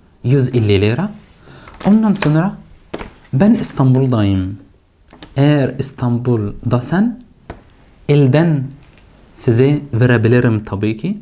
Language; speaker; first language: Turkish; non-native, fluent; Arabic